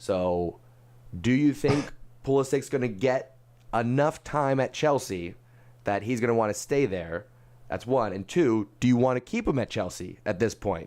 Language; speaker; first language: English; native; English